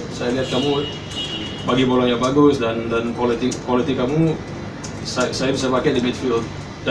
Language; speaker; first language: Indonesian; early bilingual, heritage; Indonesian